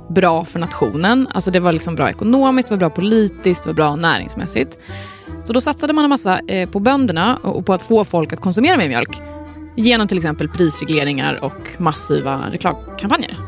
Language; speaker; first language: Swedish; native; Swedish